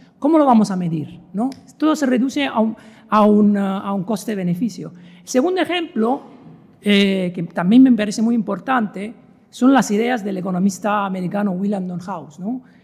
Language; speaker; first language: Spanish; non-native, fluent; Italian